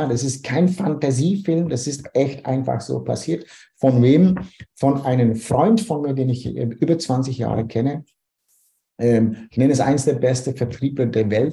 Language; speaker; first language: German; non-native, fluent; Dutch